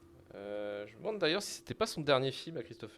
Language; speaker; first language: French; native; French